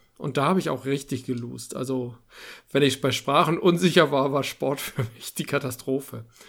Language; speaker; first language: German; native; German